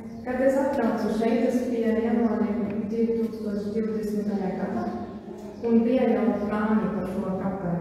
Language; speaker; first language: Latvian; non-native, learner; German